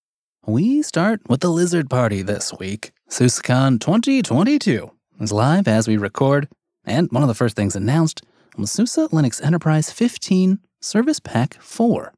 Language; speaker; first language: English; native; English